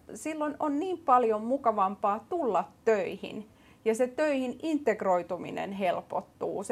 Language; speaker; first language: Finnish; early bilingual, other home language; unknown